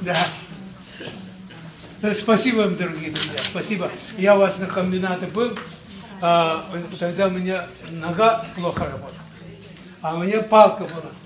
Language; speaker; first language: Russian; non-native, local second language; Tuvinian